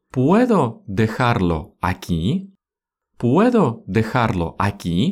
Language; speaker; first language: Spanish; non-native, fluent; Russian